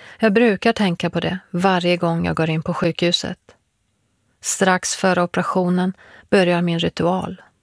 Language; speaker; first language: Swedish; early bilingual, other home language; Persian